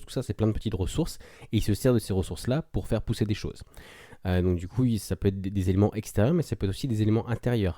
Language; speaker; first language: French; native; French